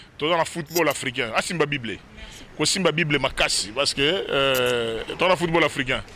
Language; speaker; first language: Lingala; non-native, local second language; Luba-Lulua